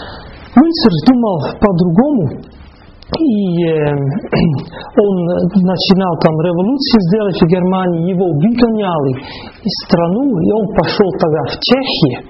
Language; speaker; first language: Russian; non-native, fluent; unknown